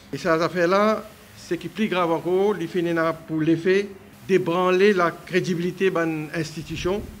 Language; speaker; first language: French; non-native, local second language; Morisyen